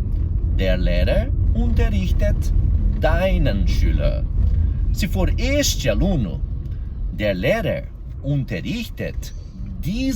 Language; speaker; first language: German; non-native, fluent; Portuguese